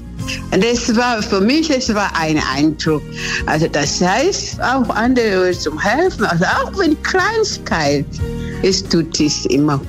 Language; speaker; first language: German; non-native, learner; Swahili